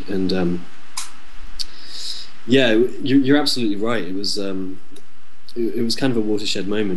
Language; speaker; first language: English; native; English